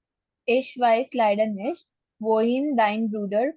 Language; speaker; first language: German; non-native, learner; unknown